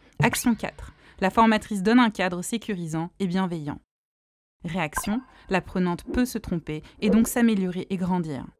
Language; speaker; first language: French; native; French